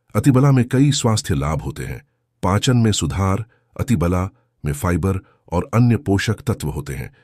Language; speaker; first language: Hindi; native; Hindi